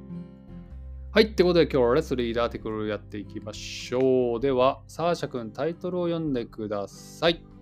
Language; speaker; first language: Japanese; native; Japanese